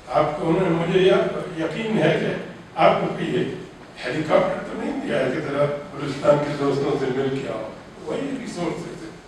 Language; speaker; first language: Urdu; non-native, local second language; Baluchi